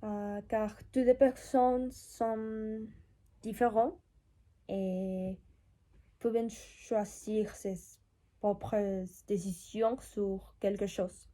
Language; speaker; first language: French; non-native, learner; Spanish